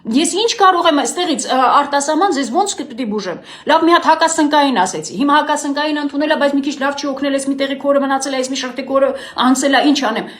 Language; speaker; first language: Armenian; native; Armenian